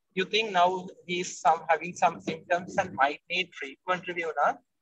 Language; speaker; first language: English; non-native, local second language; Sinhala